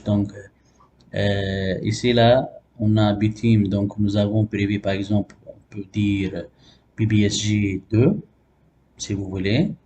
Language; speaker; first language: French; non-native, local second language; Arabic